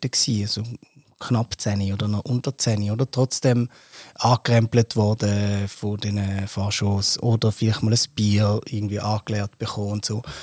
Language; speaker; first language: German; native; German